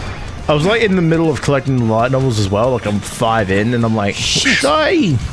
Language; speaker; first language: English; native; English